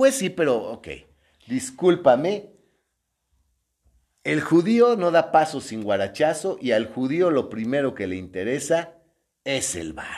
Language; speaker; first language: Spanish; native; Spanish